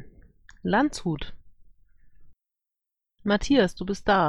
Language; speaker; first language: German; native; German